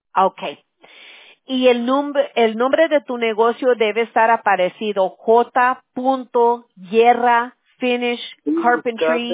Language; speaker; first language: Spanish; early bilingual, heritage; Spanish